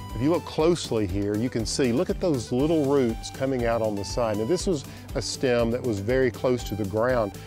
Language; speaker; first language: English; native; English